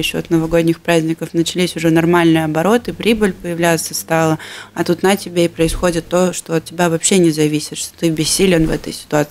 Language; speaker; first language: Russian; native; Russian